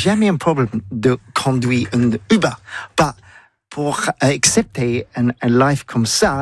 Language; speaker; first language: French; non-native, learner; English